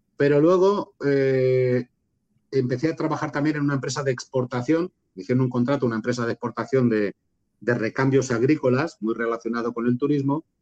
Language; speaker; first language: Spanish; native; Spanish